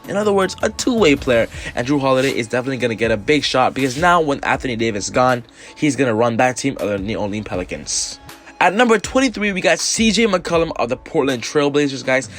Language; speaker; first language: English; native; English